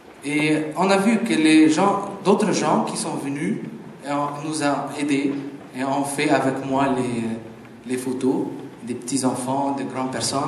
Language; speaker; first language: French; non-native, fluent; Arabic